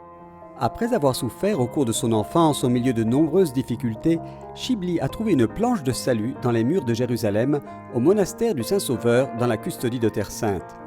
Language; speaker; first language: French; native; French